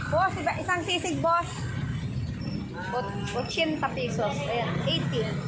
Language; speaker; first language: Filipino; non-native, local second language; Cebuano